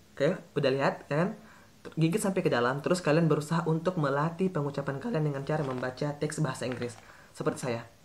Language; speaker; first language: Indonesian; native; Indonesian